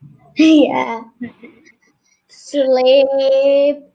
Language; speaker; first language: English; non-native, learner; Turkish